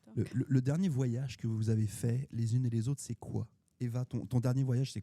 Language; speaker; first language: French; native; French